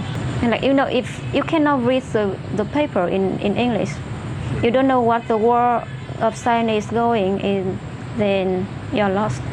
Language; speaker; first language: English; non-native, fluent; Vietnamese